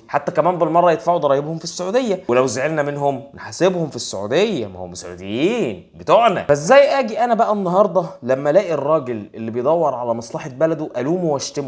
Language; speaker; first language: Arabic; native; Arabic